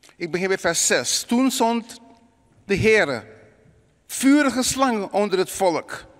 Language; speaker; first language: Dutch; native; Dutch